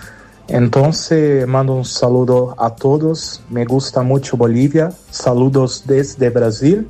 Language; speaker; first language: Spanish; non-native, learner; Portuguese